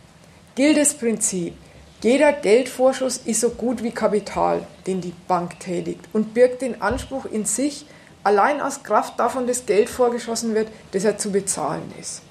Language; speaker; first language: German; native; German